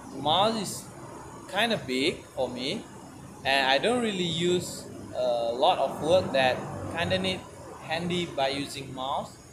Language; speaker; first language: English; non-native, learner; Malay